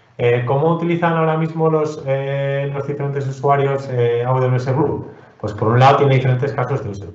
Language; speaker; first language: Spanish; native; Spanish